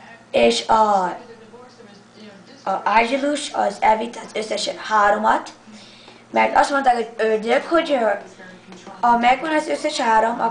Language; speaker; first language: Hungarian; early bilingual, heritage; English